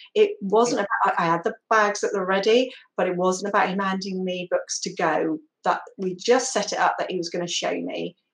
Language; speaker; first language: English; native; English